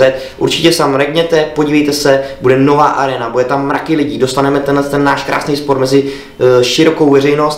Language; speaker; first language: Czech; native; Czech